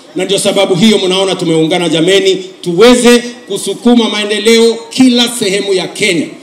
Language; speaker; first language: Swahili; non-native, local second language; Kalenjin